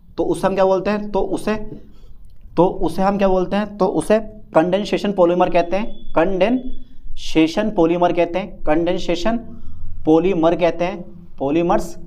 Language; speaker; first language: Hindi; native; Hindi